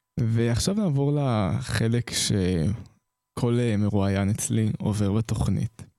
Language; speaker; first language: Hebrew; native; Hebrew